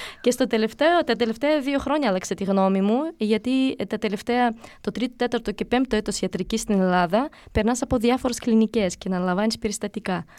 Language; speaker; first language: Greek; early bilingual, other home language; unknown